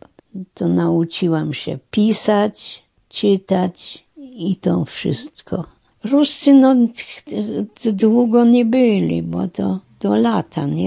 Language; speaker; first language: Polish; non-native, local second language; German